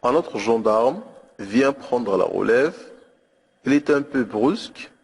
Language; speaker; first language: French; non-native, local second language; Arabic